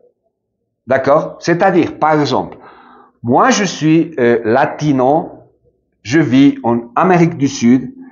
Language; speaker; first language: French; non-native, fluent; Spanish